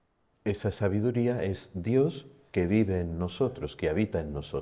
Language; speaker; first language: Spanish; native; Spanish